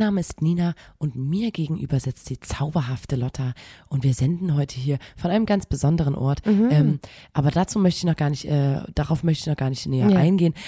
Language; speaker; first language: German; native; German